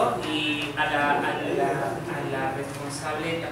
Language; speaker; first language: Spanish; native; Spanish